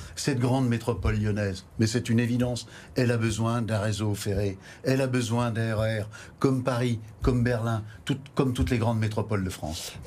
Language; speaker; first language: French; native; French